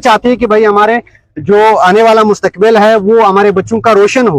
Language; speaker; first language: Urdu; non-native, local second language; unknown